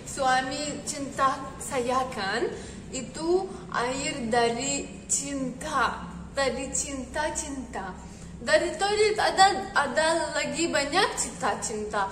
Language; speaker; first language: Indonesian; non-native, learner; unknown